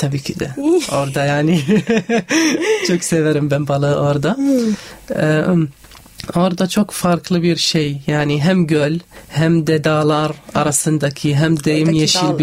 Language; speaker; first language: Turkish; non-native, learner; Arabic